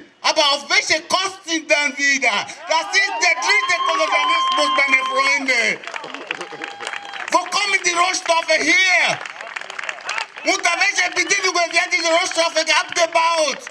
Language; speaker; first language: German; non-native, fluent; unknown